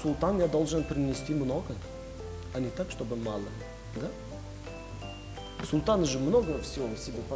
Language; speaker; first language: Russian; non-native, fluent; Tajik